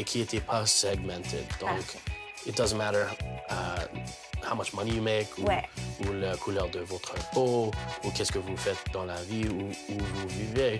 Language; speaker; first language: French; non-native, local second language; English